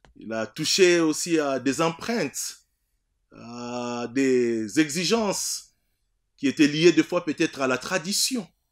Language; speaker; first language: French; non-native, local second language; Swahili